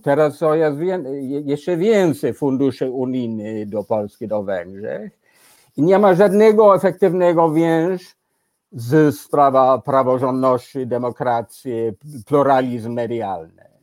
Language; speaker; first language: Polish; non-native, fluent; English